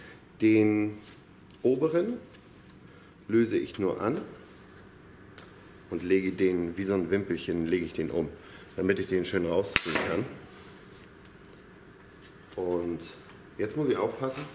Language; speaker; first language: German; native; German